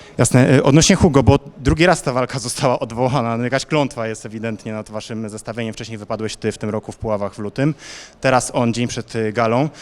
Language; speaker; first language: Polish; native; Polish